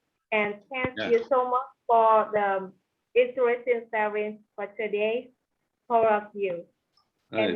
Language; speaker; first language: English; non-native, learner; Vietnamese